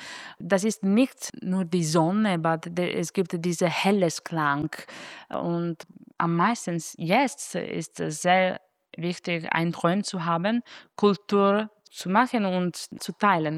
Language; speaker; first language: German; non-native, learner; Italian